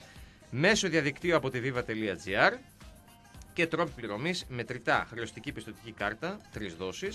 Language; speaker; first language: Greek; native; Greek